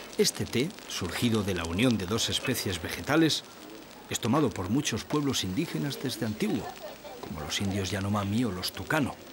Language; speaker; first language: Spanish; native; Spanish